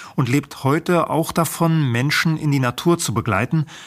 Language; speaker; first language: German; native; German